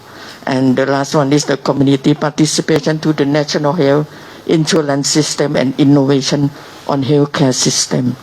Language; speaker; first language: English; non-native, learner; Thai